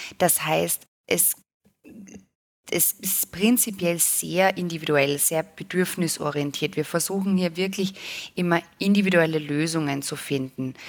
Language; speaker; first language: German; native; German